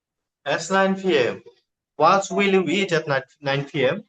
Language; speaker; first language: English; non-native, learner; Bangla